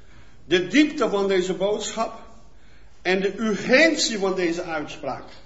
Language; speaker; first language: Dutch; non-native, fluent; Portuguese